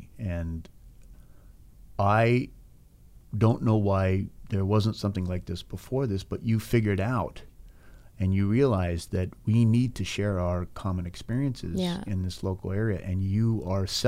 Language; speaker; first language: English; native; English